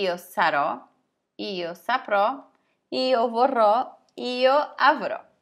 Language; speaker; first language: Italian; non-native, fluent; Portuguese